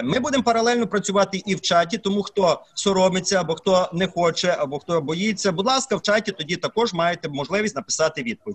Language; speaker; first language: Ukrainian; native; Ukrainian